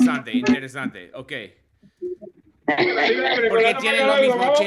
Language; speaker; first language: Spanish; non-native, learner; English